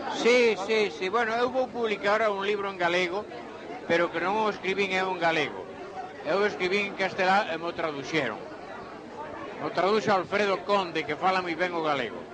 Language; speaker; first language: Galician; non-native, local second language; Spanish